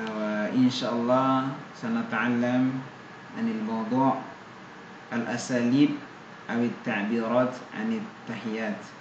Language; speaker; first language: Arabic; non-native, fluent; Indonesian